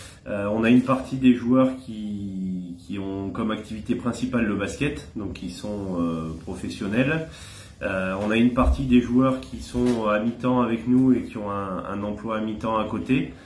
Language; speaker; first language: French; native; French